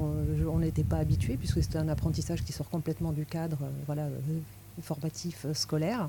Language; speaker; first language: French; native; French